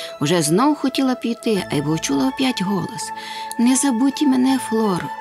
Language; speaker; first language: Ukrainian; native; Ukrainian